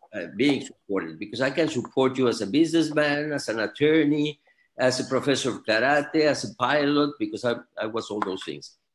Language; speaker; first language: English; non-native, fluent; Spanish